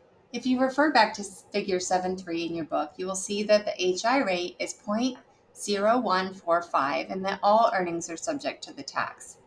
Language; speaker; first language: English; native; English